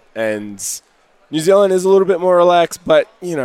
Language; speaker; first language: English; native; English